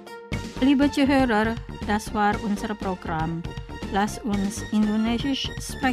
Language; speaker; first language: German; non-native, fluent; Indonesian